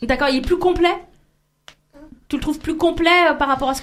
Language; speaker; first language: French; native; French